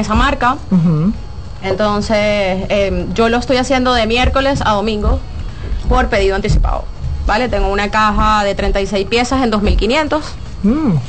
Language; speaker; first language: Spanish; native; Spanish